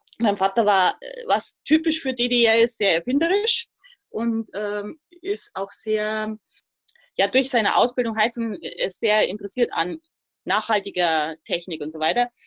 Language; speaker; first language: German; native; German